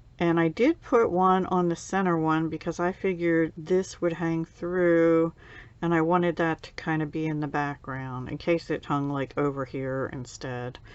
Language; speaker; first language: English; native; English